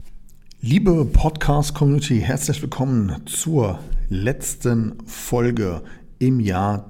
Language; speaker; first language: German; native; German